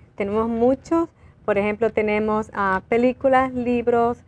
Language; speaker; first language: Spanish; native; Spanish